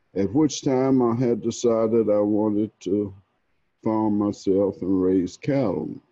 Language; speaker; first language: English; native; English